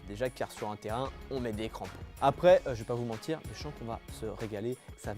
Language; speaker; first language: French; native; French